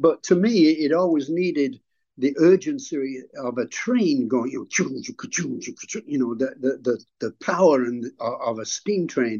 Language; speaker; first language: English; native; English